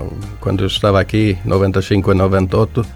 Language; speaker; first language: Italian; non-native, learner; Swedish